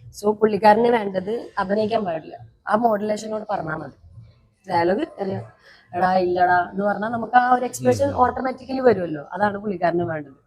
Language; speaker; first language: Malayalam; native; Malayalam